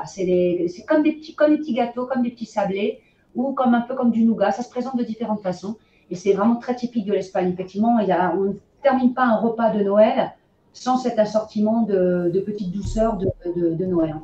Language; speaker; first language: French; native; French